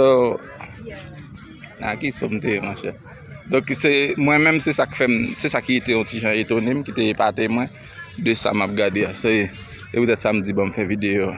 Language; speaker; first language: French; non-native, local second language; Haitian Creole